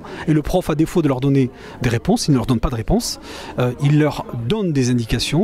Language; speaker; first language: French; native; French